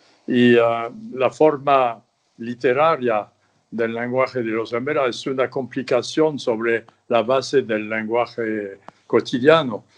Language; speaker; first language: Spanish; non-native, fluent; French